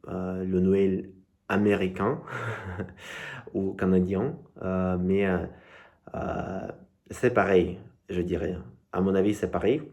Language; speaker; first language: French; non-native, learner; Russian